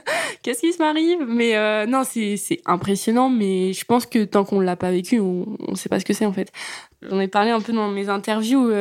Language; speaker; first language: French; native; French